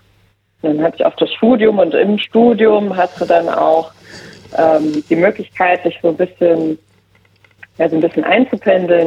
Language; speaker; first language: German; native; German